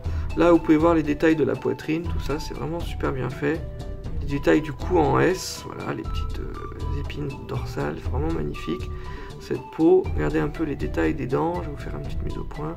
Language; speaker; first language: French; native; French